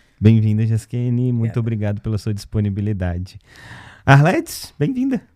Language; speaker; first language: Portuguese; early bilingual, other home language; Russian